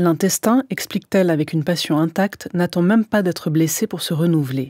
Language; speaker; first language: French; native; French